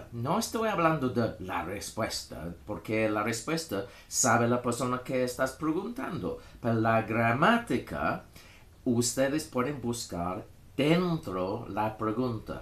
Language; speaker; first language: Spanish; non-native, fluent; English